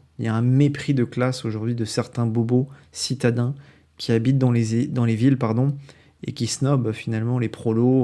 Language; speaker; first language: French; native; French